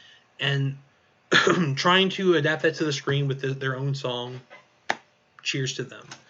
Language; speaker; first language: English; native; English